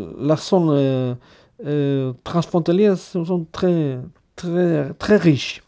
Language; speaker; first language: French; non-native, fluent; Basque